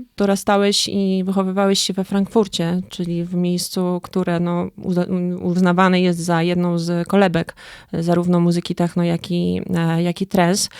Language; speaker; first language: Polish; native; Polish